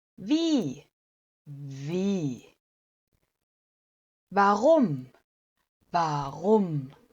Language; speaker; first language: German; non-native, fluent; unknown